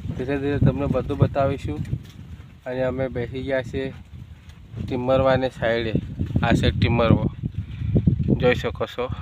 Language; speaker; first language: Gujarati; non-native, local second language; Bhili